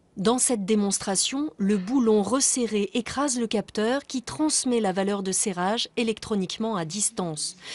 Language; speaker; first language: French; native; French